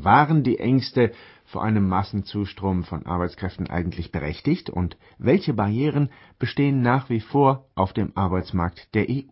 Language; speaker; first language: German; native; German